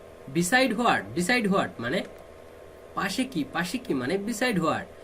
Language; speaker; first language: English; non-native, fluent; Bangla